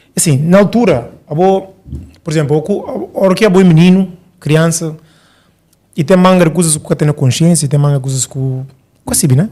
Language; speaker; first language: Portuguese; early bilingual, other home language; Upper Guinea Crioulo